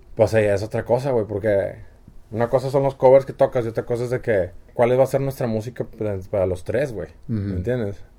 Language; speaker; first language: Spanish; native; Spanish